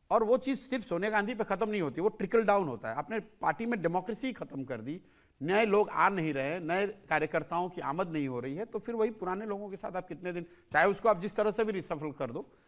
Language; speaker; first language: Hindi; native; Hindi